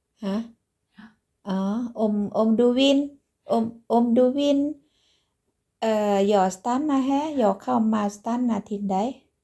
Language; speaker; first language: Swedish; non-native, learner; Thai